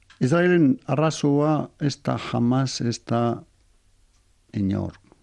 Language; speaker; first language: Basque; non-native, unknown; Arabic